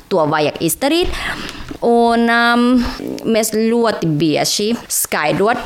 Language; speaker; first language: Latvian; non-native, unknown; Thai